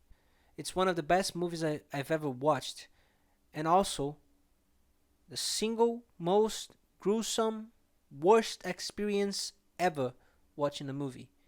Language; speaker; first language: English; non-native, fluent; Portuguese